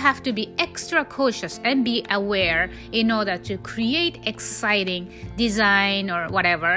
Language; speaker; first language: English; non-native, fluent; Japanese